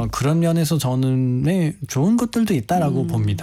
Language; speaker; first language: Korean; non-native, fluent; Nepali